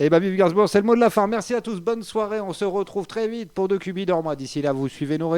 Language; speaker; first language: French; native; French